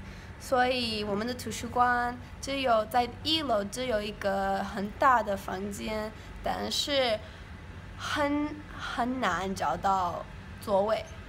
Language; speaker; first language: Chinese; non-native, learner; English